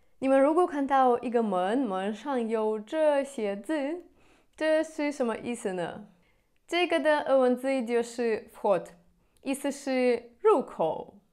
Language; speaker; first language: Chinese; non-native, fluent; Russian